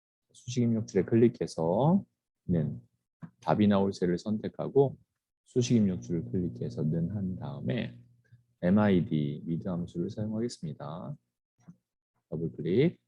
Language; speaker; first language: Korean; native; Korean